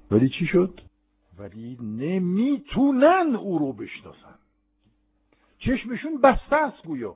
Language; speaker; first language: Persian; non-native, fluent; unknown